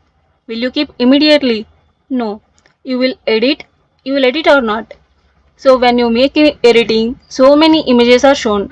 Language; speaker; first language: English; non-native, local second language; Telugu